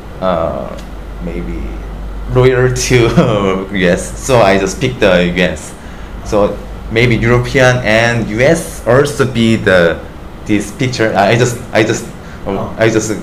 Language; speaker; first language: English; non-native, learner; Korean